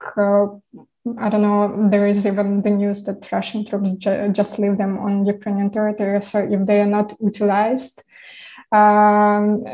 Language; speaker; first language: English; non-native, fluent; Ukrainian